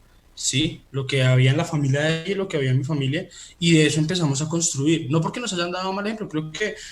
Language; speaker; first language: Spanish; native; Spanish